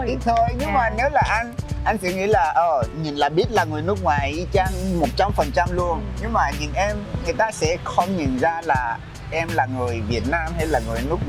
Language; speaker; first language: Vietnamese; non-native, fluent; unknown